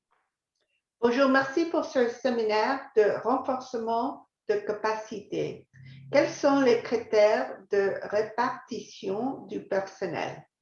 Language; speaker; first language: French; non-native, fluent; English